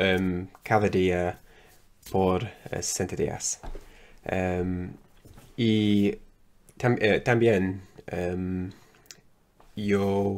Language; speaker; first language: Spanish; non-native, learner; English